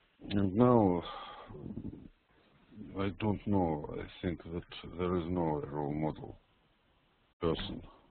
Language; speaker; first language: English; non-native, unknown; Russian